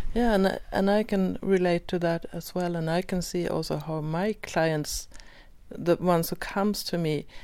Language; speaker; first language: English; non-native, fluent; Swedish